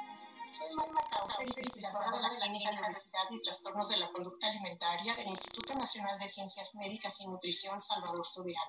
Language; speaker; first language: Spanish; native; Spanish